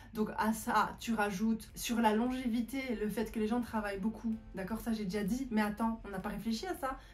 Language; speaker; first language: French; native; French